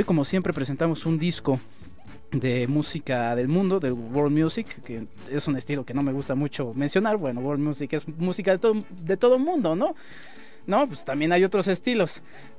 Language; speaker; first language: Spanish; native; Spanish